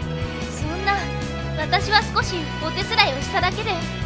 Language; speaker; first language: Japanese; native; Japanese